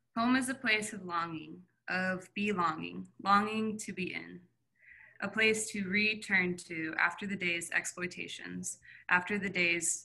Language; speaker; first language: English; native; English